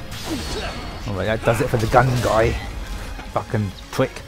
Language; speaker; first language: English; native; English